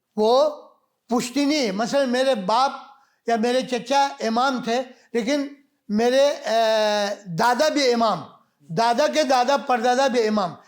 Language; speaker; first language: Urdu; non-native, local second language; Balti